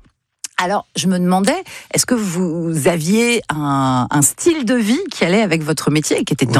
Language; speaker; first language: French; native; French